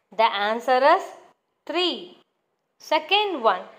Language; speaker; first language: English; non-native, local second language; Tamil